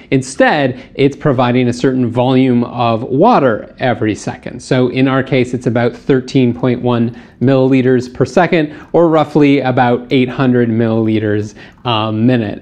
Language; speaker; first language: English; native; English